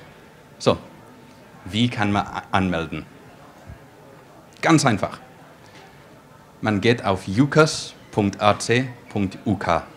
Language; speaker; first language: German; non-native, fluent; English